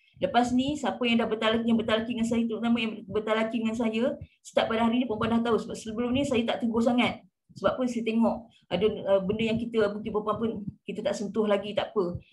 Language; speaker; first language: Malay; native; Malay